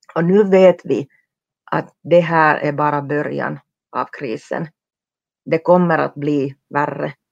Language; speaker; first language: Swedish; non-native, local second language; Finnish